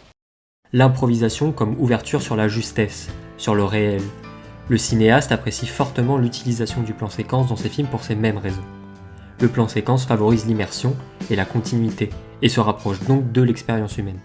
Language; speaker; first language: French; native; French